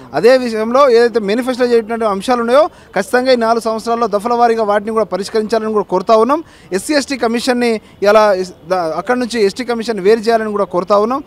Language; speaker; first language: Telugu; non-native, local second language; Lambadi